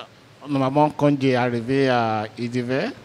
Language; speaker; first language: French; non-native, learner; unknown